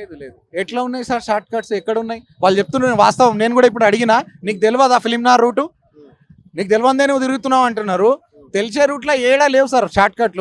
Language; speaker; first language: Telugu; native; Telugu